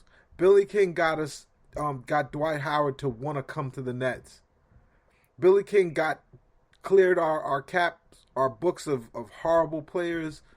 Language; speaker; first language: English; native; English